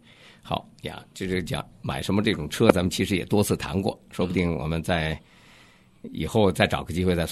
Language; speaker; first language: Chinese; native; Chinese